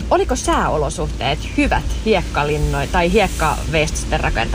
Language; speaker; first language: Finnish; native; Finnish